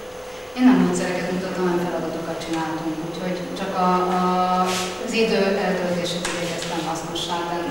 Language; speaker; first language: Hungarian; native; Hungarian